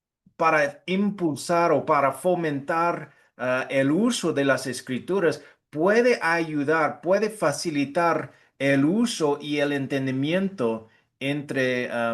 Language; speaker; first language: Spanish; non-native, fluent; English